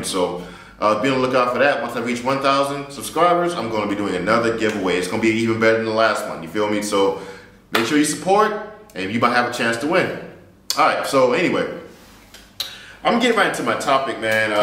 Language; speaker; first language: English; native; English